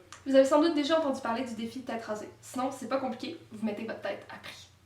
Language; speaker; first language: French; native; French